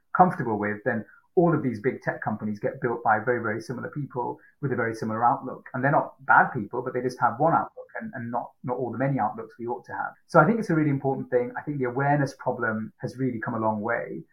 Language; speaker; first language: English; native; English